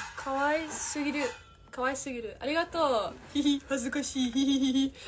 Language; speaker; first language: Japanese; non-native, learner; English